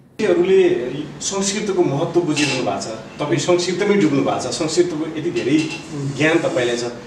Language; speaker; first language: Nepali; native; Nepali